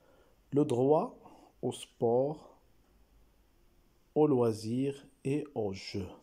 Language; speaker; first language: French; non-native, local second language; Arabic